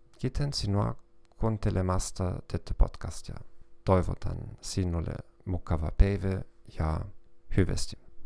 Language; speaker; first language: Finnish; non-native, fluent; German